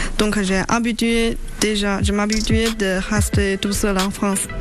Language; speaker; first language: French; non-native, learner; Chinese